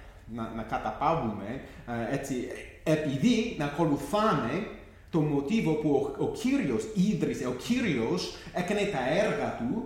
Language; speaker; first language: Greek; non-native, fluent; English